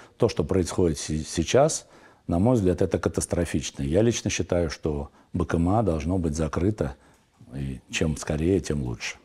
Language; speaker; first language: Russian; non-native, local second language; Armenian